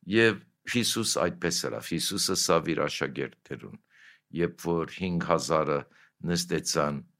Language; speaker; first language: Armenian; native; Armenian